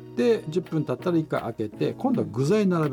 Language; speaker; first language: Japanese; native; Japanese